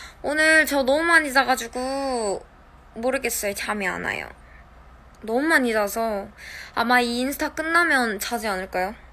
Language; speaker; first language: Korean; early bilingual, heritage; Korean